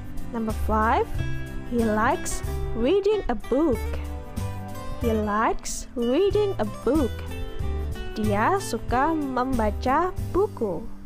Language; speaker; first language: English; non-native, fluent; Indonesian